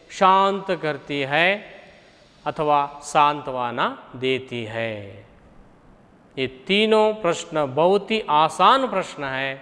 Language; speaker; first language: Hindi; non-native, local second language; Kannada